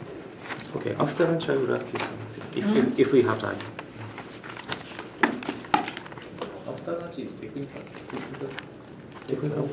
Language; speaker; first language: English; non-native, learner; Japanese